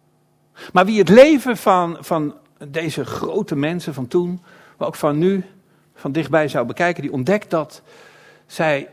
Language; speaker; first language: Dutch; native; Dutch